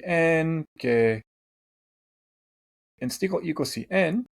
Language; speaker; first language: Greek; non-native, learner; English